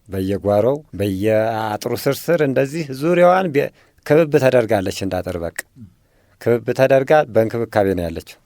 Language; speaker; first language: Amharic; native; Amharic